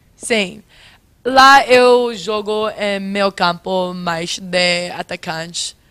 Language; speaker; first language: Portuguese; non-native, fluent; English